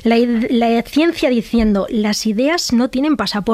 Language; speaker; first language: Spanish; native; Spanish